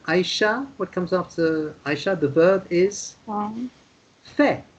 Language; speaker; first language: English; non-native, fluent; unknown